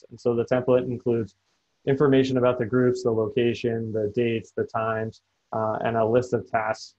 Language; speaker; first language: English; native; English